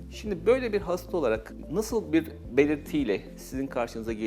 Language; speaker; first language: Turkish; native; Turkish